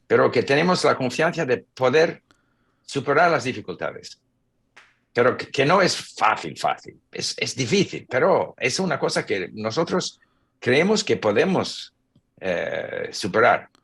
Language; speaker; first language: Spanish; non-native, fluent; English